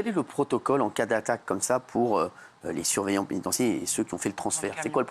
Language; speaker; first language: French; native; French